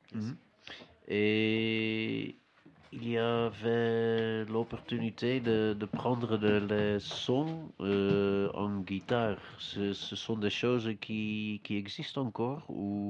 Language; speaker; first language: French; non-native, fluent; Dutch